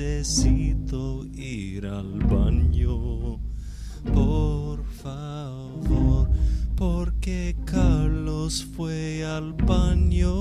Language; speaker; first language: Spanish; non-native, learner; English